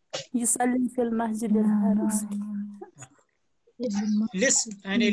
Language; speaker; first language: Arabic; non-native, learner; Urdu